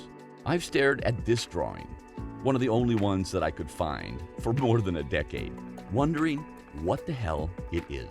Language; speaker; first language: English; native; English